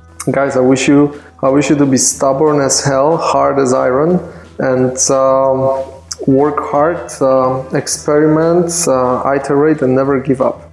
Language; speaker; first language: English; non-native, fluent; Polish